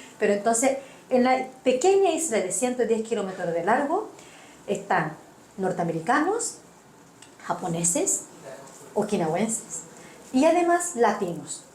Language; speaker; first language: Spanish; non-native, fluent; Japanese